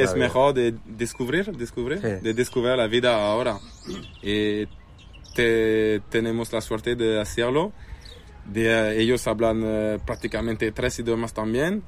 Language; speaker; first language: Spanish; non-native, learner; French